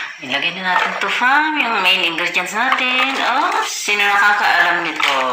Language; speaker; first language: Filipino; non-native, local second language; Iloko